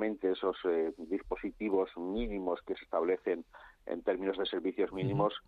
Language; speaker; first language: Spanish; native; Spanish